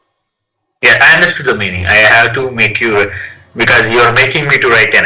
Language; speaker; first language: English; non-native, learner; Telugu